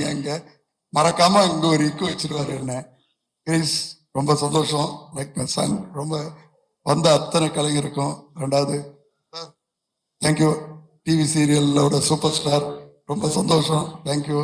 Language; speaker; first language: Tamil; native; Tamil